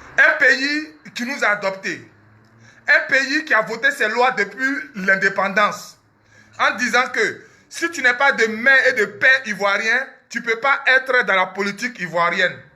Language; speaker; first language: French; early bilingual, other home language; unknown